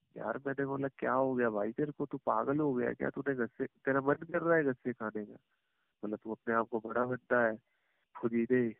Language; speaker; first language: Hindi; native; Hindi